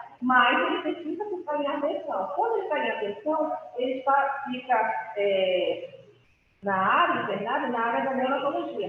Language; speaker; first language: Portuguese; native; Portuguese